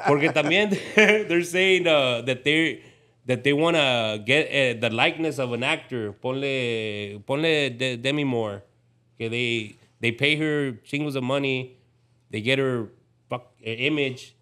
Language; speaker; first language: English; early bilingual, other home language; Spanish